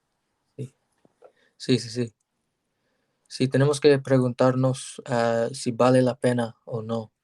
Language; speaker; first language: Spanish; non-native, learner; English